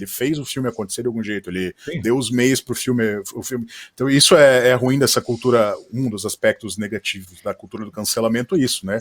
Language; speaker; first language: Portuguese; native; Portuguese